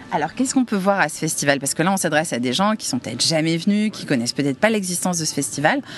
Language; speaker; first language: French; native; French